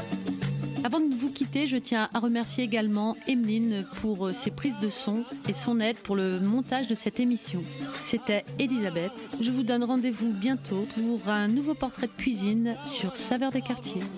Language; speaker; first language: French; native; French